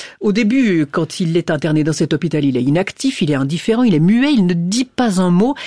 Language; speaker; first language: French; native; French